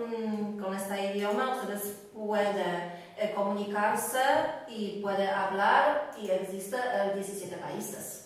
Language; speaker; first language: Spanish; non-native, fluent; Polish